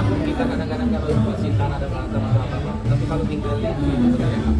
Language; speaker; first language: Indonesian; non-native, learner; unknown